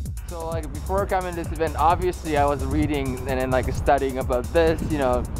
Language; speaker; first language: English; non-native, fluent; Japanese